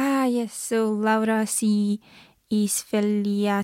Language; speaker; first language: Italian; non-native, learner; English